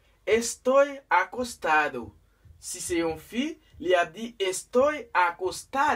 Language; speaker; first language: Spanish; non-native, fluent; Haitian Creole